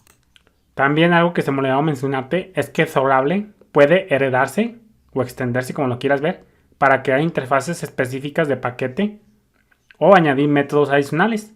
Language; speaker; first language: Spanish; native; Spanish